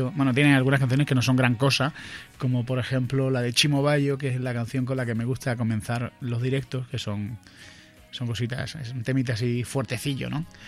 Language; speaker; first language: Spanish; native; Spanish